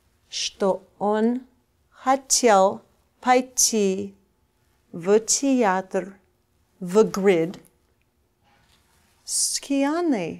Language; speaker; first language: Russian; non-native, fluent; English